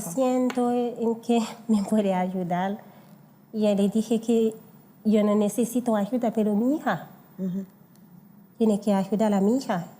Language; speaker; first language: Spanish; non-native, learner; Haitian Creole